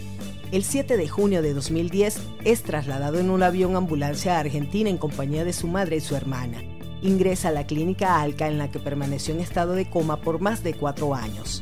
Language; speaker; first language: Spanish; native; Spanish